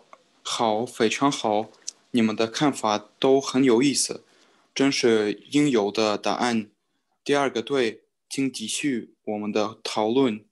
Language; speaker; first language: Chinese; non-native, learner; Russian